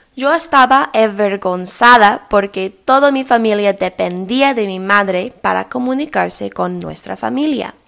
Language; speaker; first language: Spanish; early bilingual, heritage; English